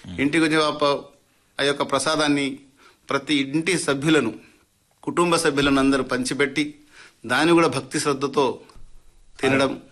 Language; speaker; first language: Telugu; non-native, local second language; Lambadi